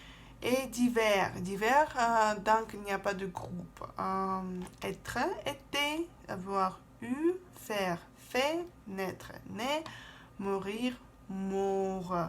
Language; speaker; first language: French; non-native, fluent; Russian